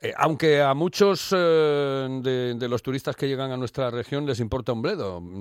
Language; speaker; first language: Spanish; native; Spanish